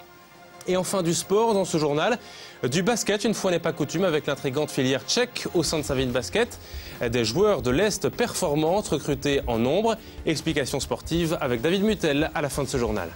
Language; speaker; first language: French; native; French